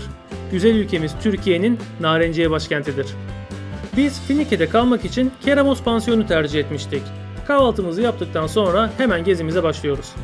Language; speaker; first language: Turkish; native; Turkish